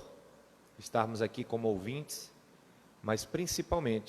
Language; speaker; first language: Portuguese; native; Portuguese